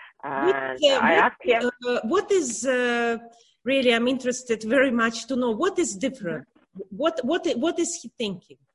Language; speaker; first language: English; non-native, learner; Russian